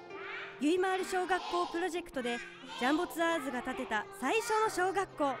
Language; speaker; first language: Japanese; native; Japanese